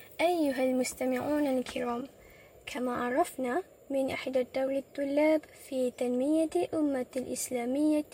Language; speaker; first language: Arabic; non-native, learner; Malay